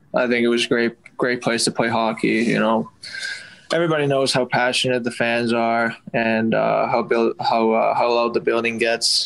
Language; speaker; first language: English; non-native, fluent; Finnish